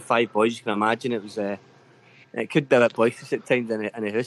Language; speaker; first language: English; native; English